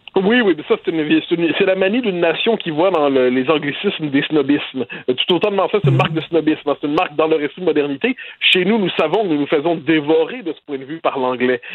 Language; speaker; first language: French; native; French